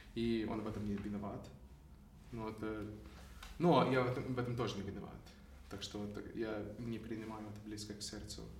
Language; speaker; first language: Russian; non-native, fluent; English